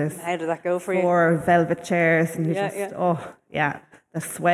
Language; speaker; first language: English; native; English